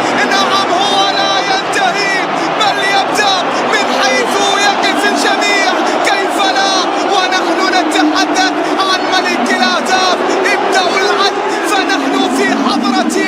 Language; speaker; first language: Arabic; native; Arabic